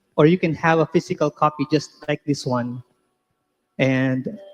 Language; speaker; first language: English; non-native, local second language; Filipino